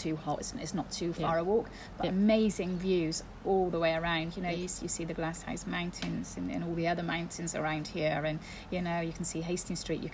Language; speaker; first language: English; native; English